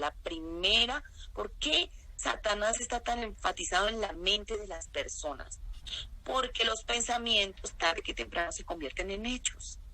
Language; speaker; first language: Spanish; native; Spanish